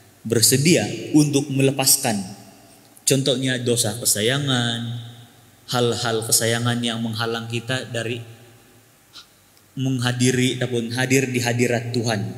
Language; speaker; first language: Malay; native; Malay